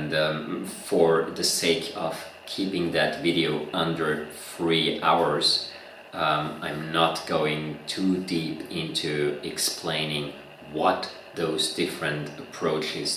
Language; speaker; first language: English; non-native, fluent; German